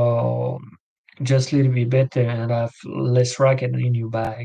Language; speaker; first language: English; non-native, learner; French